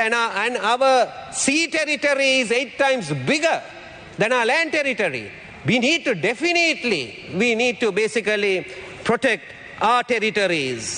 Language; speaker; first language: English; non-native, local second language; Sinhala